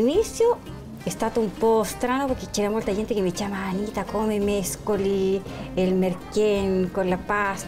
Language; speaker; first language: Italian; early bilingual, heritage; Spanish